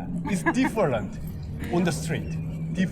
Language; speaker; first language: English; non-native, learner; Japanese